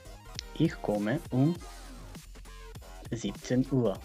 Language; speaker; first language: German; non-native, fluent; Macedonian